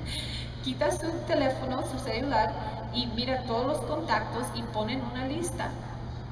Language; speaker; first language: Spanish; non-native, learner; English